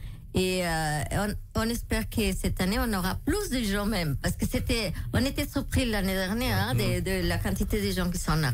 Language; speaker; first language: French; non-native, local second language; Spanish